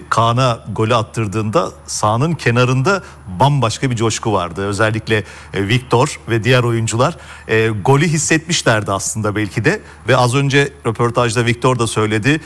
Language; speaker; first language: Turkish; native; Turkish